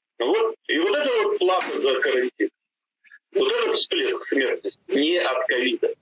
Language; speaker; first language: Russian; native; Russian